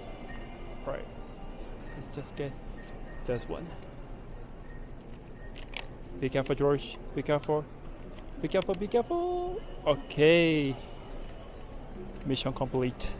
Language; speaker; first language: English; non-native, fluent; Japanese